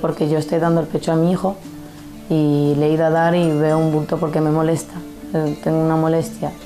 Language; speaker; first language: Spanish; early bilingual, other home language; Arabic